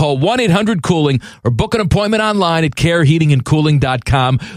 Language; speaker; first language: English; native; English